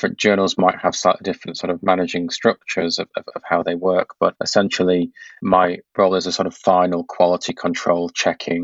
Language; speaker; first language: English; native; English